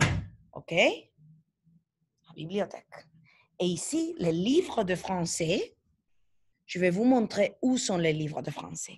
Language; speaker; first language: French; non-native, fluent; Spanish